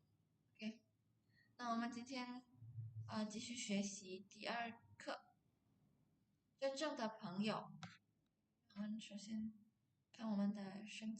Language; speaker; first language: Chinese; non-native, fluent; Indonesian